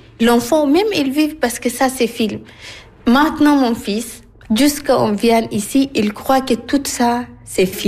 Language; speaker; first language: French; non-native, learner; Arabic